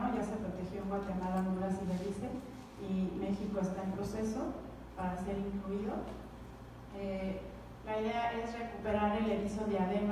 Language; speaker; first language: Spanish; native; Spanish